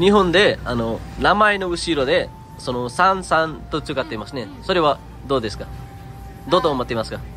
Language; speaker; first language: Japanese; non-native, learner; Nepali